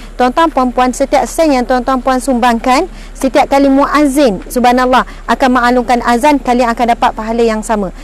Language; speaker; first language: Malay; native; Malay